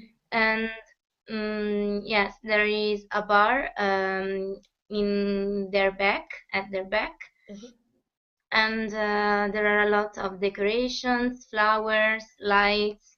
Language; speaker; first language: English; non-native, fluent; Italian